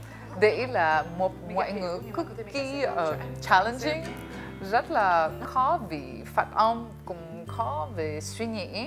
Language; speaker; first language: Vietnamese; non-native, fluent; Russian